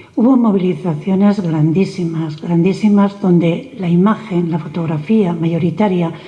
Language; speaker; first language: Spanish; native; Spanish